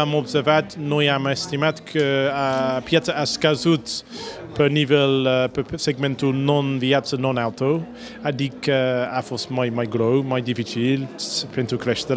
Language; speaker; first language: Romanian; non-native, learner; English